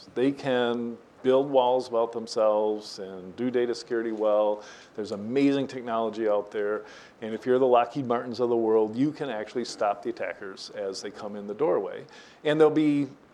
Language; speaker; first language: English; native; English